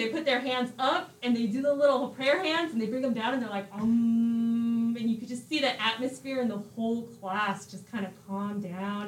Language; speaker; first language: English; early bilingual, other home language; Spanish